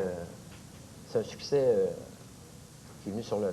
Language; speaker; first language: French; native; French